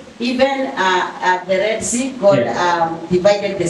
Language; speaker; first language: English; non-native, fluent; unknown